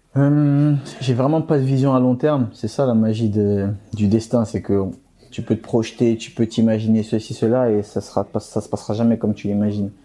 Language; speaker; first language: French; early bilingual, other home language; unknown